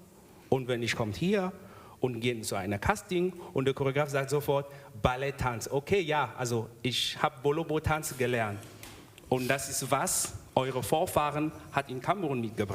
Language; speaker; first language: German; non-native, learner; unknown